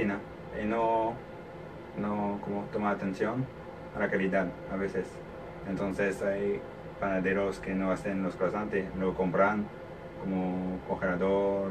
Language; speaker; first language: Spanish; non-native, learner; French